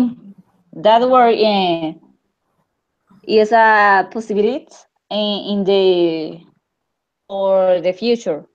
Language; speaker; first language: English; non-native, learner; Spanish